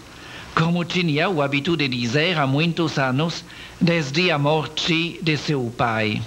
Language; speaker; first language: Portuguese; non-native, learner; French